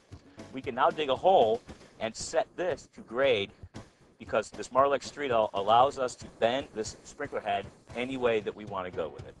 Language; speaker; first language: English; native; English